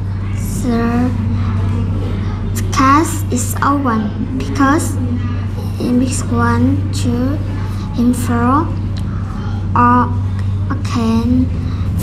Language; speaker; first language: English; non-native, learner; Vietnamese